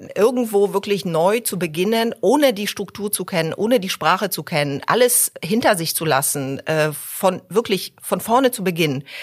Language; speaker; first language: German; early bilingual, other home language; Polish